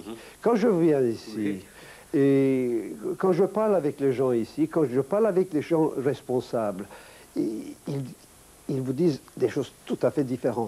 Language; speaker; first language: French; non-native, fluent; Turkish